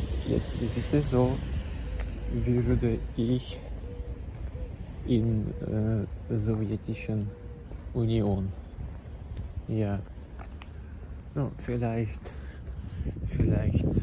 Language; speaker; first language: German; non-native, learner; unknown